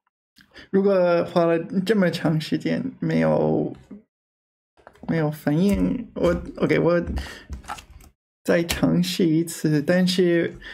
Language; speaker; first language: Chinese; non-native, learner; English